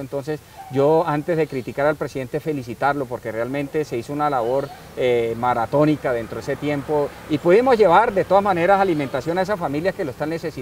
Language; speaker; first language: Spanish; native; Spanish